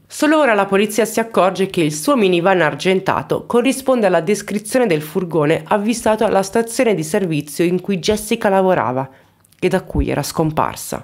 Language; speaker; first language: Italian; native; Italian